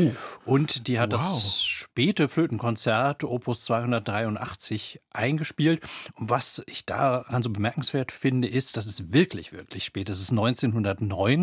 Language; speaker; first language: German; native; German